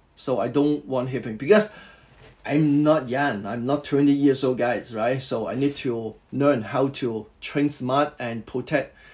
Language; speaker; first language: English; non-native, local second language; Cantonese